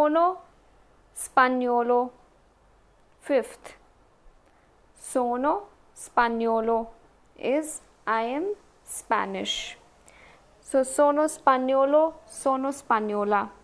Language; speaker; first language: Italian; non-native, fluent; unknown